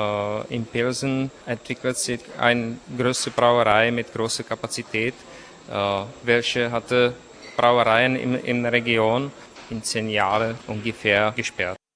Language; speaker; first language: German; non-native, fluent; Czech